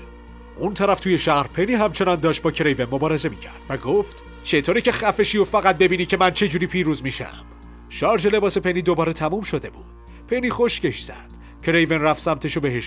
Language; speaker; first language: Persian; native; Persian